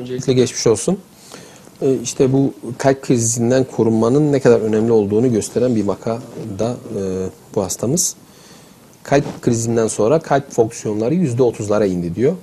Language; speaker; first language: Turkish; native; Turkish